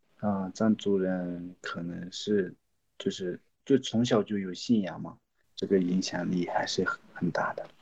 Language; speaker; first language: Chinese; non-native, local second language; Tibetan